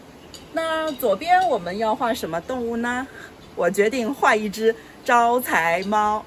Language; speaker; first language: Chinese; non-native, local second language; Yao